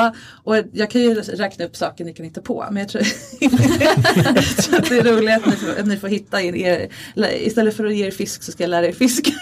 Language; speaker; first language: Swedish; native; Swedish